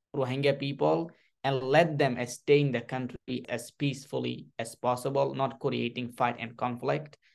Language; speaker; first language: English; non-native, fluent; Burmese